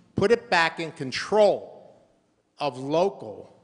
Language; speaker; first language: English; native; English